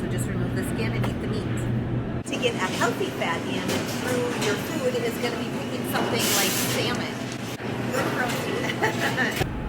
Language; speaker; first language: English; native; English